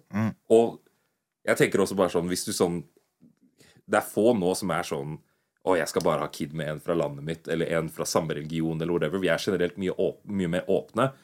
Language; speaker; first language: Norwegian; early bilingual, other home language; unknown